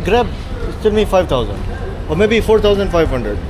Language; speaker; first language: English; non-native, fluent; Urdu